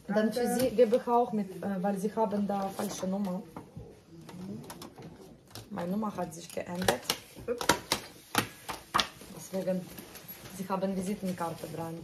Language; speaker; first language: German; non-native, fluent; Russian